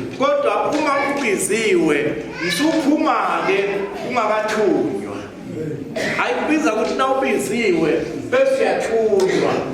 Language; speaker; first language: Zulu; native; Zulu